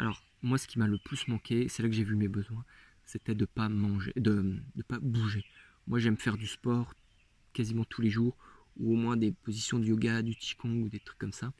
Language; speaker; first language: French; native; French